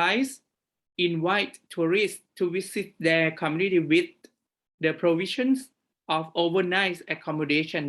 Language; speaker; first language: English; non-native, fluent; Thai